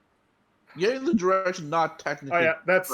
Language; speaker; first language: English; native; English